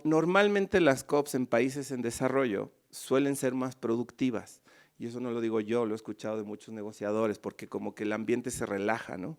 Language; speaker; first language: Spanish; native; Spanish